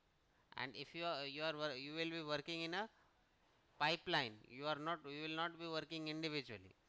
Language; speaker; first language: English; non-native, local second language; Hindi